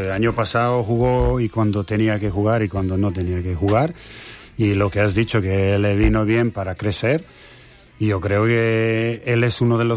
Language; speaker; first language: Spanish; non-native, fluent; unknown